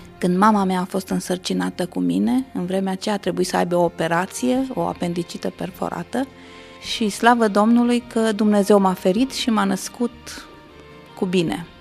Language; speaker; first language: Romanian; native; Romanian